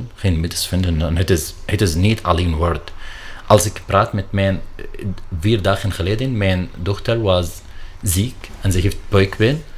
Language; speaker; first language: Dutch; non-native, learner; Arabic